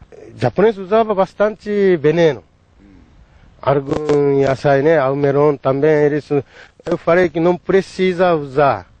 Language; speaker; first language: Portuguese; non-native, learner; Japanese